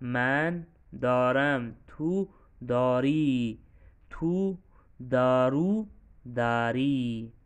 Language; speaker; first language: Persian; non-native, fluent; Urdu